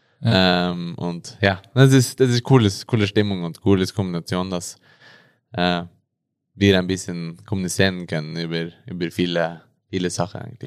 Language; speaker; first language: German; non-native, learner; Norwegian